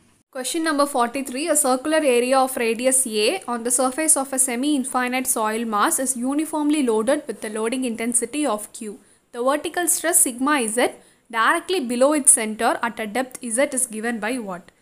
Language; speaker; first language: English; non-native, local second language; Tamil